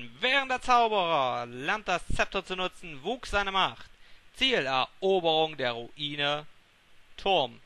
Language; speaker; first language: German; native; German